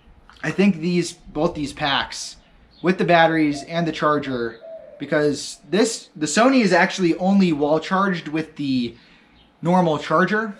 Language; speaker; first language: English; native; English